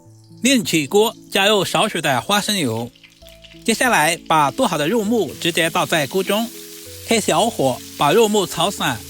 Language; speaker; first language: Chinese; native; Chinese